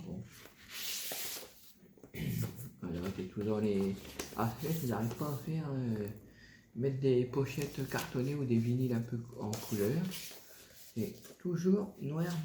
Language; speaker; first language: French; native; French